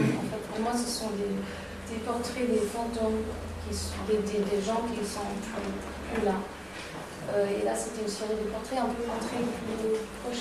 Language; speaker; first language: French; non-native, fluent; German